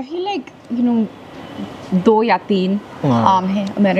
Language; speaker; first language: Hindi; non-native, learner; English